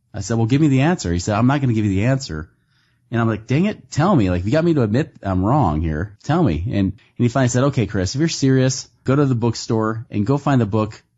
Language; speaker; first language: English; native; English